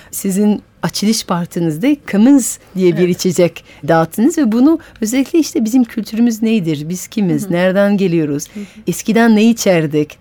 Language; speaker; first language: Turkish; non-native, fluent; French